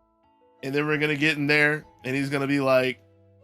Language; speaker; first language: English; native; English